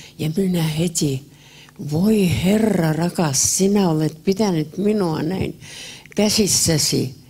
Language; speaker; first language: Finnish; early bilingual, heritage; Finnish